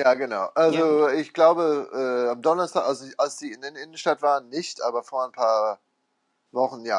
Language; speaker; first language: German; non-native, fluent; English